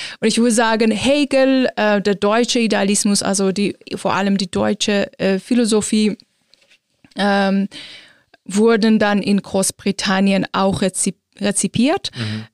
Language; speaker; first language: German; non-native, fluent; Azerbaijani